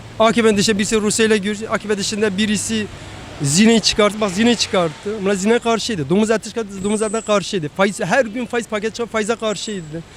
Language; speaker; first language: Turkish; non-native, local second language; Kurdish